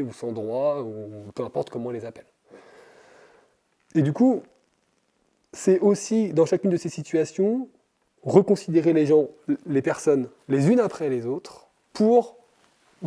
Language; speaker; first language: French; native; French